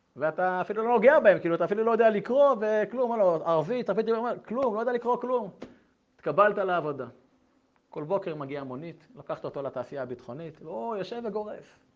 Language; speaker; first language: Hebrew; native; Hebrew